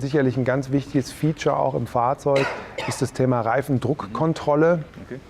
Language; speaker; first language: German; native; German